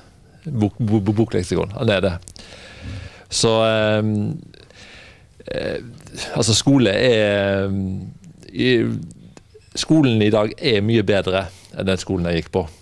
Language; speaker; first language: Norwegian; non-native, fluent; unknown